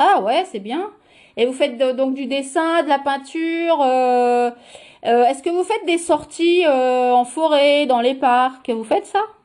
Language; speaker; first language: French; native; French